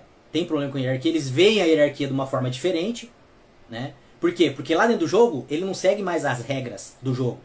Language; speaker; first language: Portuguese; native; Portuguese